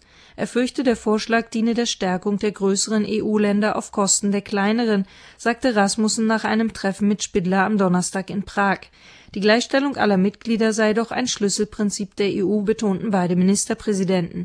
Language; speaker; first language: German; native; German